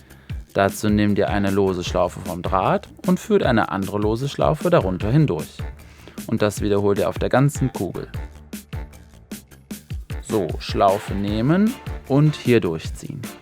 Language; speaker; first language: German; native; German